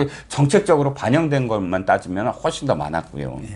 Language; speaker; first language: Korean; native; Korean